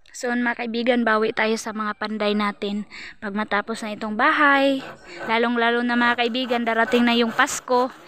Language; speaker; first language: Filipino; non-native, local second language; Cebuano